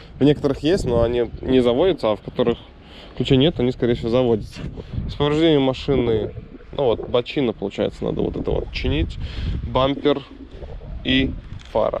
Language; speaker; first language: Russian; native; Russian